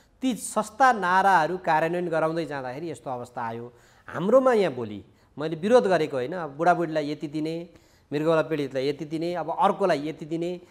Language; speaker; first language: Nepali; native; Nepali